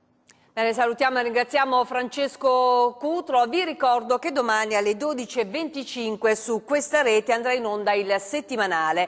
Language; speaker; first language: Italian; native; Italian